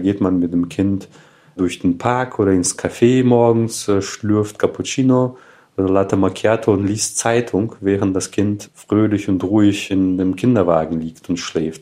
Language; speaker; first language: German; non-native, fluent; Russian